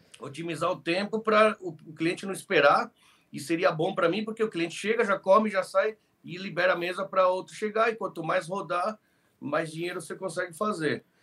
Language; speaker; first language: Portuguese; early bilingual, other home language; Spanish